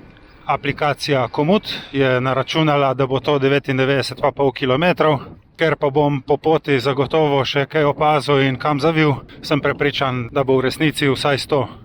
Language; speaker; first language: Slovenian; native; Slovenian